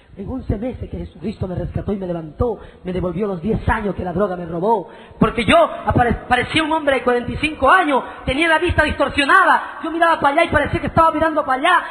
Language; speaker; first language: Spanish; native; Spanish